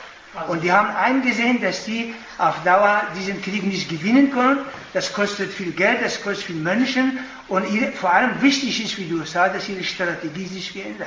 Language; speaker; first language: German; non-native, fluent; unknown